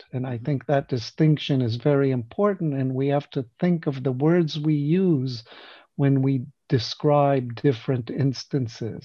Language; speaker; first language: English; non-native, fluent; Hebrew